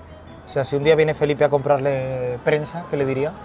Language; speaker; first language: Spanish; native; Spanish